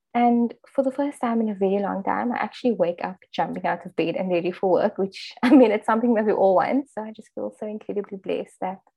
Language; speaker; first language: English; native; English